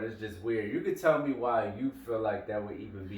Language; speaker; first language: English; native; English